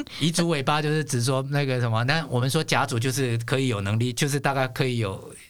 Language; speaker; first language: Chinese; non-native, local second language; Hakka Chinese